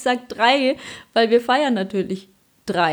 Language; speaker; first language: German; early bilingual, other home language; Polish